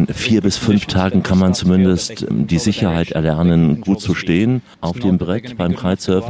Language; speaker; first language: German; native; German